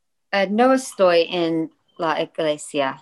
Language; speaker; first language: Spanish; non-native, learner; English